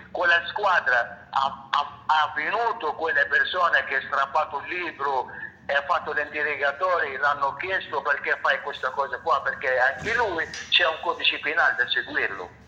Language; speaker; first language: Italian; non-native, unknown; Arabic